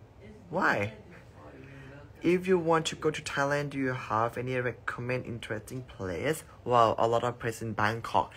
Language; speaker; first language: English; non-native, learner; Thai